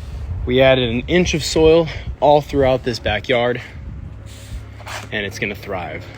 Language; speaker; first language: English; native; English